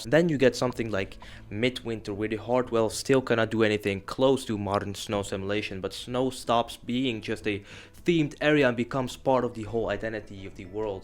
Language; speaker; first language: English; non-native, fluent; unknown